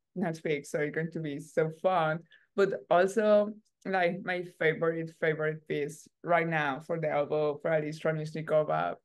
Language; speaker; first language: English; non-native, learner; Spanish